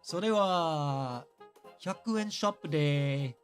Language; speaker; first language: Japanese; non-native, learner; English